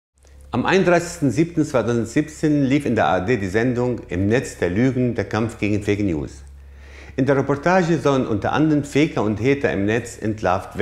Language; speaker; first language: German; non-native, fluent; Arabic